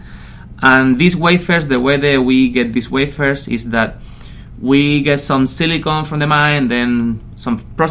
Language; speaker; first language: English; non-native, fluent; Spanish